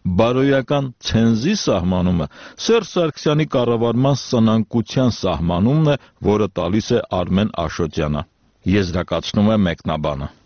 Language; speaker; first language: Armenian; native; Armenian